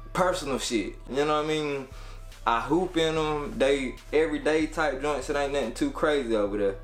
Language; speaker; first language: English; native; English